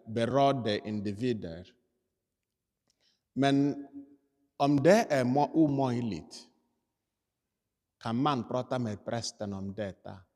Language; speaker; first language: Swedish; non-native, fluent; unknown